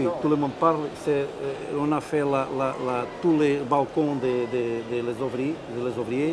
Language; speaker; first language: French; non-native, fluent; Portuguese